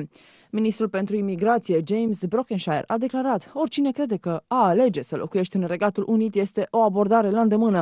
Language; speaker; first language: Romanian; native; Romanian